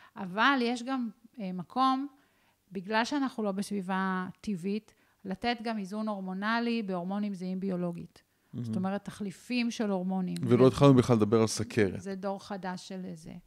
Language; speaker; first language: Hebrew; native; Hebrew